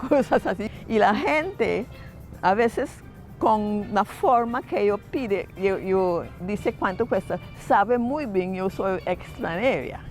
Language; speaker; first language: Spanish; non-native, learner; English